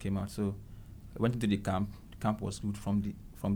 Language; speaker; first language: English; non-native, local second language; Igbo